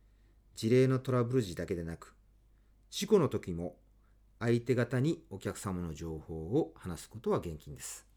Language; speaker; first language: Japanese; native; Japanese